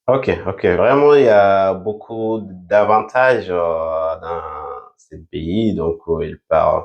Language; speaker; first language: French; non-native, fluent; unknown